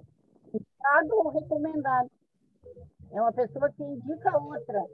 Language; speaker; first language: Spanish; non-native, learner; Portuguese